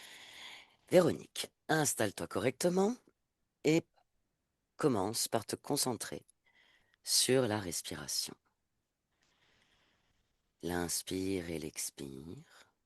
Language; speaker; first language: French; native; French